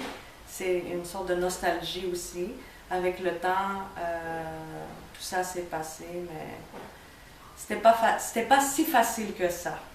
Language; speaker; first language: French; early bilingual, other home language; Greek